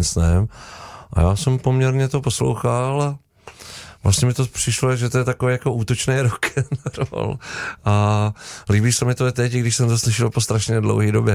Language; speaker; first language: Czech; native; Czech